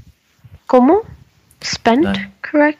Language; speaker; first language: Spanish; non-native, learner; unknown